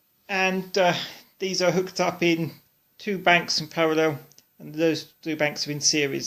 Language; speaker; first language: English; native; English